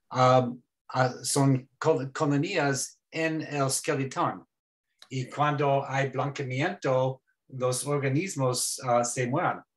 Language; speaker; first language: Spanish; non-native, learner; English